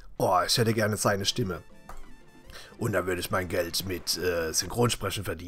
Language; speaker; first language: German; native; German